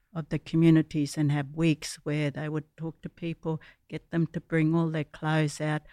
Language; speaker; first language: English; native; English